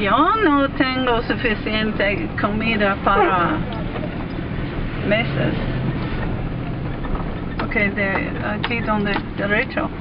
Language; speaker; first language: Spanish; non-native, learner; English